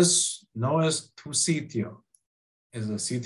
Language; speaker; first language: Spanish; non-native, fluent; English